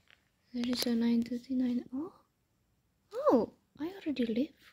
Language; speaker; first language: English; non-native, learner; Indonesian